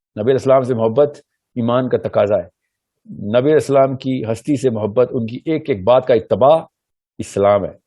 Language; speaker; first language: Urdu; early bilingual, heritage; Urdu